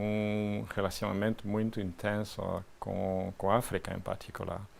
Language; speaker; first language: Portuguese; non-native, fluent; French